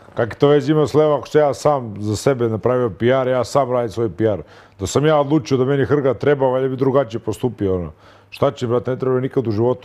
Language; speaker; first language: Croatian; native; Croatian